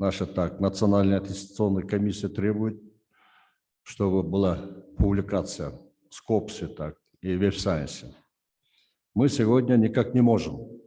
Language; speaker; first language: Russian; non-native, local second language; Kyrgyz